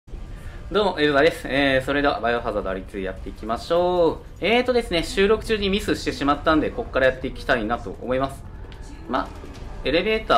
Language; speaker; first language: Japanese; native; Japanese